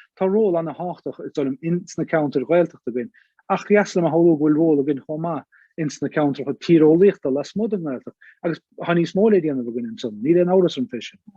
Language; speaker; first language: Irish; native; Irish